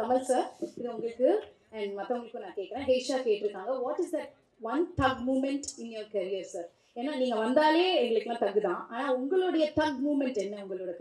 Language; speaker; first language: Tamil; native; Tamil